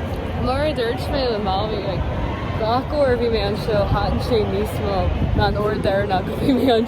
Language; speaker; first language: Irish; non-native, local second language; English